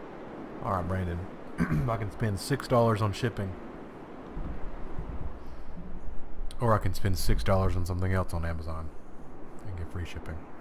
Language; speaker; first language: English; native; English